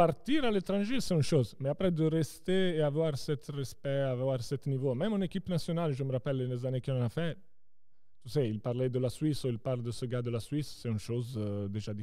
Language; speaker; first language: French; non-native, local second language; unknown